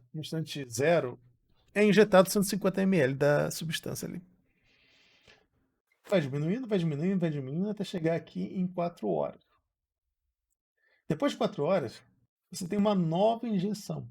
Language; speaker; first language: Portuguese; native; Portuguese